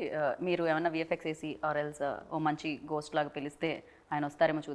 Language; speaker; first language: Telugu; native; Telugu